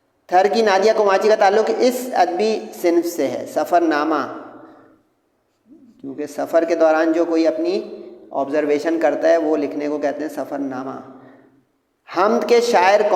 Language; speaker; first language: Urdu; native; Urdu